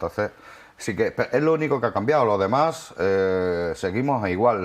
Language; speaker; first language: Spanish; native; Spanish